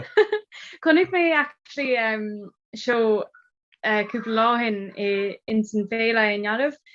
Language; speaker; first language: Irish; non-native, local second language; English